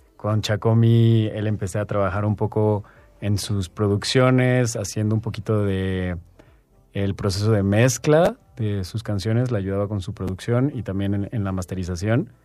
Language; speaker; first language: Spanish; native; Spanish